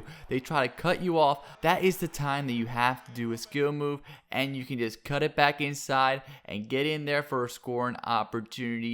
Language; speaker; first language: English; native; English